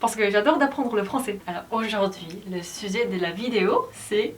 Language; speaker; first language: French; non-native, learner; Korean